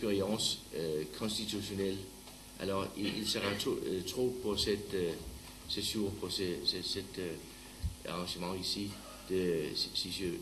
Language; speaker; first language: French; non-native, learner; Danish